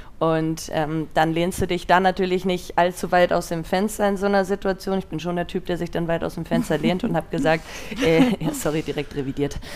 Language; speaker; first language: German; native; German